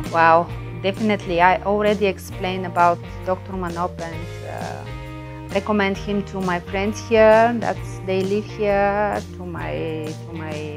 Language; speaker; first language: English; non-native, learner; Bulgarian